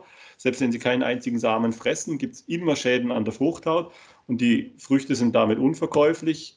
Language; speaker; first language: German; native; German